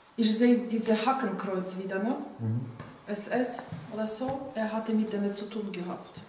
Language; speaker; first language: German; non-native, fluent; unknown